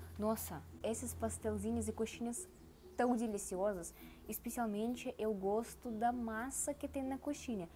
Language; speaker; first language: Portuguese; non-native, learner; Russian